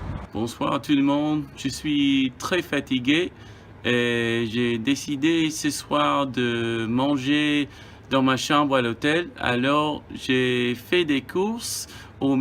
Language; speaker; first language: French; non-native, fluent; English